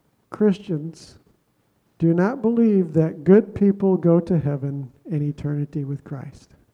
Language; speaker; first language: English; native; English